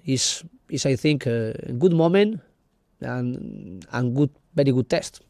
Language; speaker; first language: English; non-native, learner; Spanish